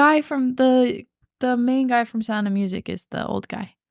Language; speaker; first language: English; native; English